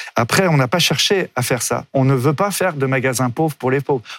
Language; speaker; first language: French; native; French